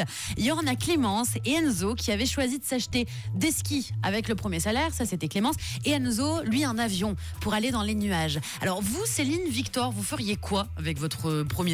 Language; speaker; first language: French; native; French